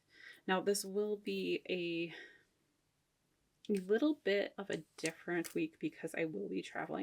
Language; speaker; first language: English; native; English